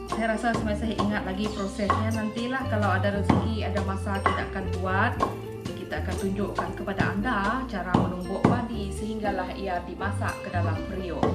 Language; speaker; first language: Malay; non-native, local second language; Iban